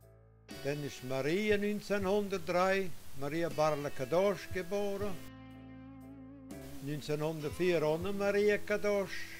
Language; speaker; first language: German; non-native, local second language; Romansh